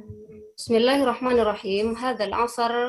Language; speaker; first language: Arabic; non-native, fluent; Indonesian